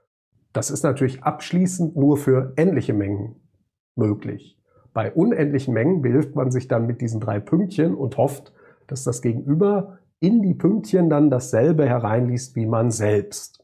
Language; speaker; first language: German; native; German